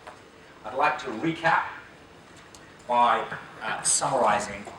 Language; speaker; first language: English; native; English